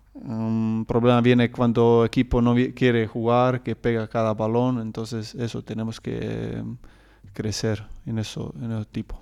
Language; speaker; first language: Spanish; non-native, learner; Croatian